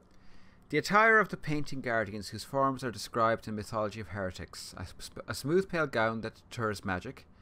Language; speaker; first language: English; native; English